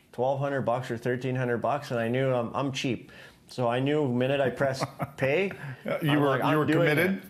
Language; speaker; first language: English; native; English